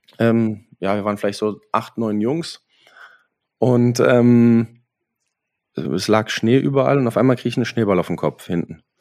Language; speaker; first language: German; native; German